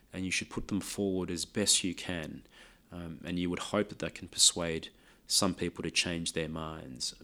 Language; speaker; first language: English; non-native, local second language; Lao